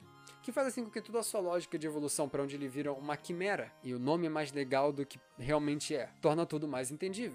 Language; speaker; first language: Portuguese; native; Portuguese